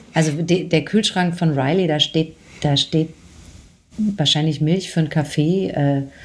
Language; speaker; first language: German; native; German